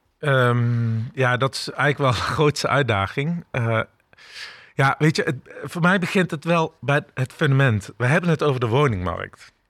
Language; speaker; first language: Dutch; early bilingual, other home language; Turkish